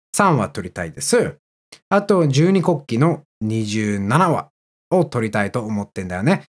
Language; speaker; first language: Japanese; non-native, fluent; Dutch